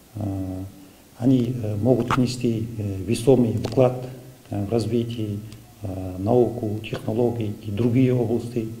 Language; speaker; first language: Russian; non-native, local second language; Kazakh